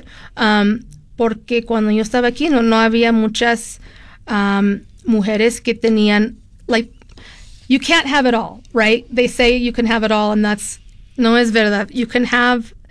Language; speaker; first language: Spanish; early bilingual, heritage; Spanish